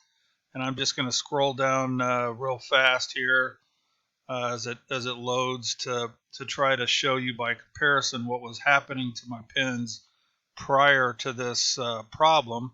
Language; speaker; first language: English; native; English